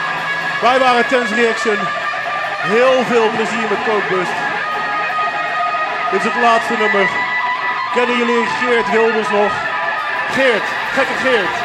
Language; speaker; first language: Dutch; native; Dutch